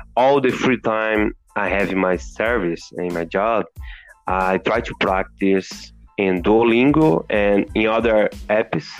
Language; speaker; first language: English; non-native, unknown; Portuguese